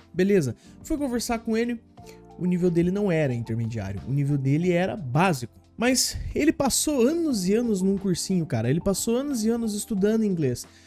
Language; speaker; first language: Portuguese; native; Portuguese